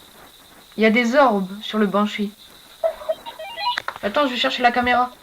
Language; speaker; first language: French; native; French